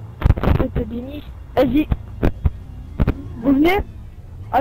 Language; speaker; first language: French; native; French